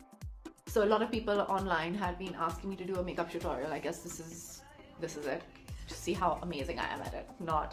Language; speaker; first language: English; non-native, local second language; Hindi